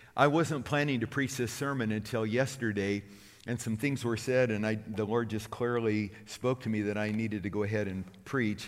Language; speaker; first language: English; native; English